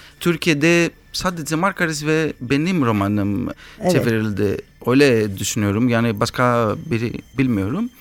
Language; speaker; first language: Turkish; non-native, learner; Greek